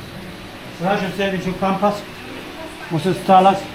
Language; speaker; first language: Lithuanian; non-native, learner; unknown